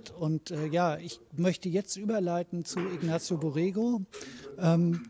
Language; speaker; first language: German; native; German